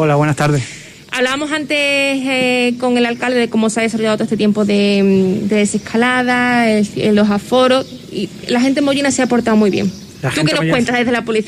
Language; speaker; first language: Spanish; native; Spanish